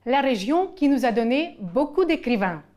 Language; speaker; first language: French; non-native, fluent; Ukrainian